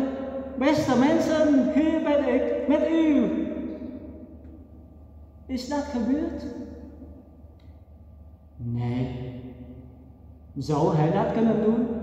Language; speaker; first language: Dutch; non-native, fluent; Vietnamese